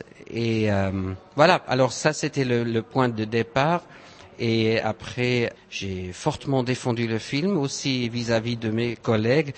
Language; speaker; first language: French; non-native, fluent; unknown